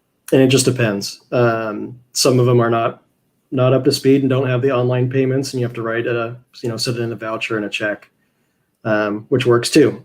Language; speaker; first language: English; native; English